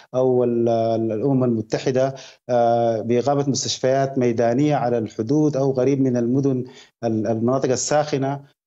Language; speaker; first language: Arabic; native; Arabic